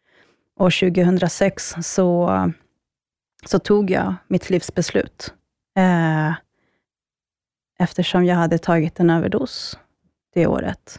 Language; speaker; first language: Swedish; early bilingual, other home language; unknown